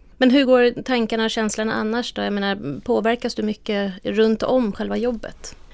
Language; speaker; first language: Swedish; native; Swedish